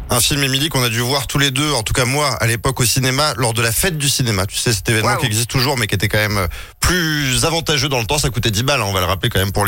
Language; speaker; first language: French; native; French